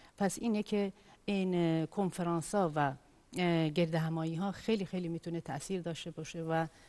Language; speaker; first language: Persian; non-native, local second language; Kurdish